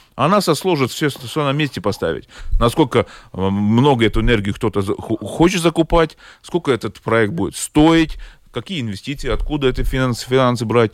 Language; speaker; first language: Russian; non-native, local second language; Latvian